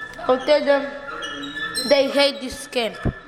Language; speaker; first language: English; non-native, learner; Swahili